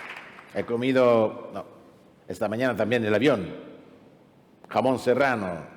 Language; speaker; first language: Spanish; non-native, fluent; Italian